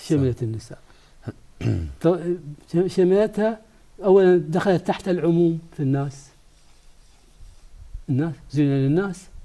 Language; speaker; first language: Arabic; native; Arabic